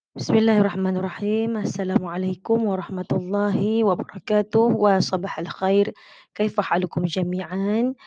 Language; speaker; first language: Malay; native; Malay